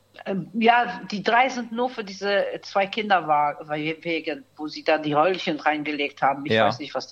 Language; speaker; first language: German; native; German